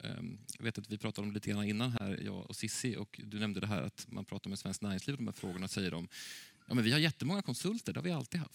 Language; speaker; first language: Swedish; native; Swedish